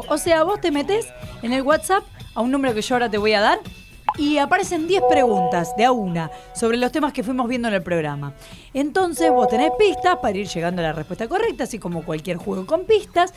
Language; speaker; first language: Spanish; native; Spanish